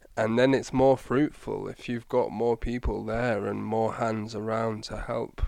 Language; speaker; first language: English; native; English